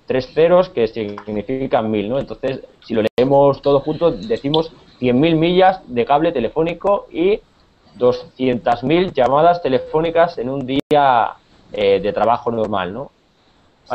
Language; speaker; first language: Spanish; native; Spanish